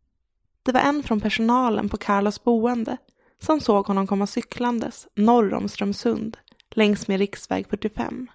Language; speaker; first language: Swedish; native; Swedish